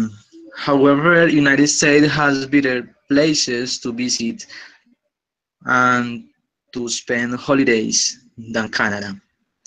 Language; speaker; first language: English; non-native, learner; Spanish